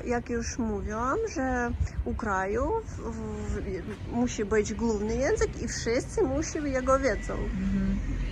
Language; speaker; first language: Polish; non-native, learner; Russian